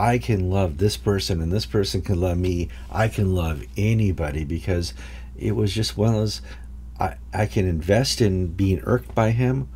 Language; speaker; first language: English; native; English